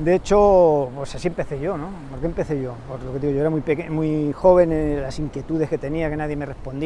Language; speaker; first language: Spanish; native; Spanish